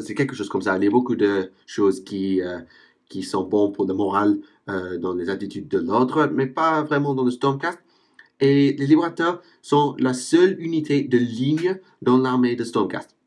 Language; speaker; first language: French; non-native, fluent; English